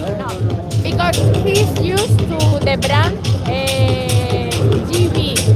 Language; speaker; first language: English; non-native, fluent; Spanish